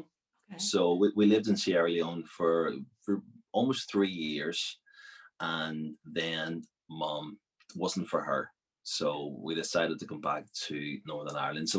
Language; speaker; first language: English; native; English